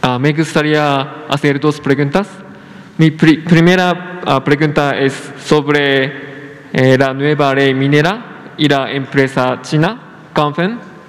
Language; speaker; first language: Spanish; non-native, fluent; Japanese